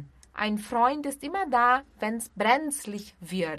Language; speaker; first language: German; non-native, fluent; Portuguese